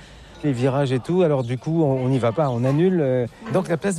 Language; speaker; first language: French; native; French